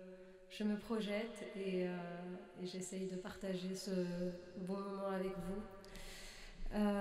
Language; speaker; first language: French; non-native, local second language; Arabic